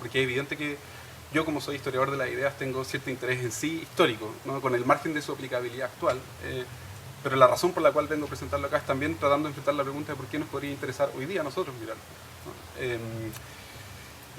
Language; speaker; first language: Spanish; native; Spanish